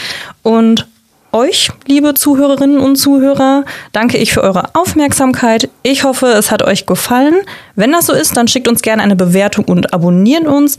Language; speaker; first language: German; native; German